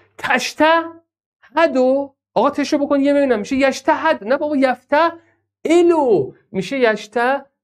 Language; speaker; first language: Persian; non-native, local second language; Azerbaijani